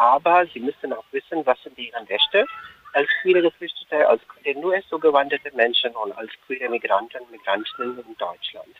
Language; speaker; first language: German; non-native, fluent; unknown